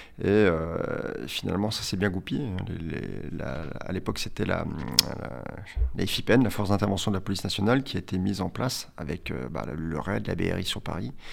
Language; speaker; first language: French; native; French